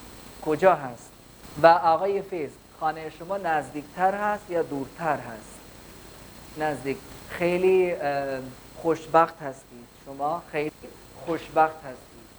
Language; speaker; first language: Persian; non-native, fluent; Urdu